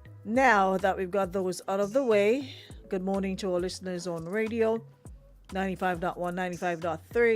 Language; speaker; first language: English; native; English